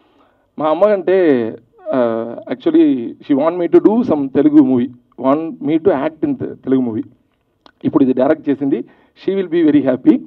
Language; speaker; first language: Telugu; early bilingual, heritage; Telugu